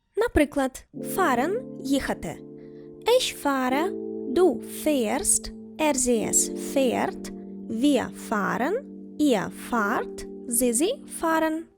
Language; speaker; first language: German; non-native, fluent; Ukrainian